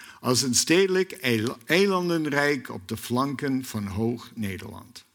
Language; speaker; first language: Dutch; non-native, fluent; English